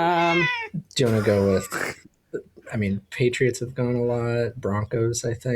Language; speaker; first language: English; native; English